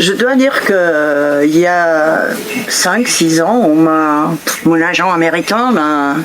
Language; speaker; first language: French; non-native, fluent; Spanish